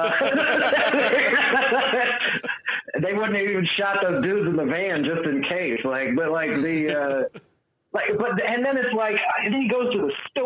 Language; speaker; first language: English; native; English